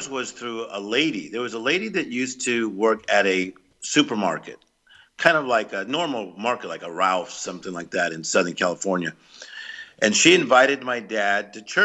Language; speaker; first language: English; native; English